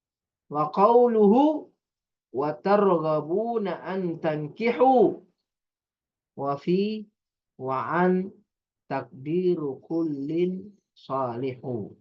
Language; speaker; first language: Arabic; non-native, fluent; Indonesian